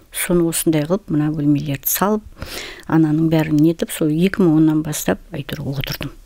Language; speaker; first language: Kazakh; non-native, local second language; Russian